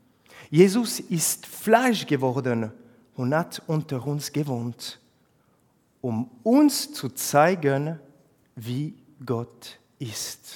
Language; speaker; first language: German; non-native, fluent; French